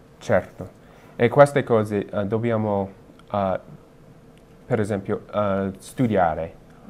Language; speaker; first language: Italian; non-native, learner; English